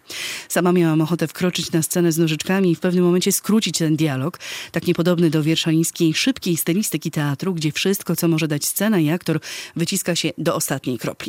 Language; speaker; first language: Polish; native; Polish